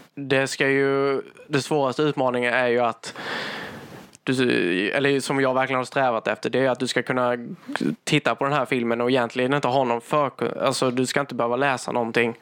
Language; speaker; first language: Swedish; native; Swedish